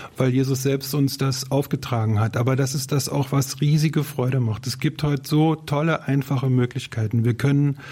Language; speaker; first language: German; native; German